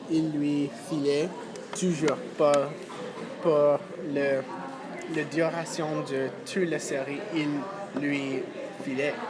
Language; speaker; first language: French; non-native, fluent; English